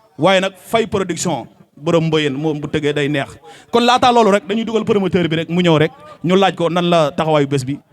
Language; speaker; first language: Wolof; native; Wolof